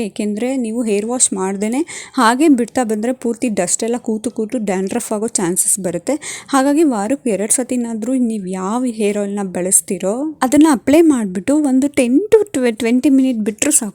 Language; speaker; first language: Kannada; native; Kannada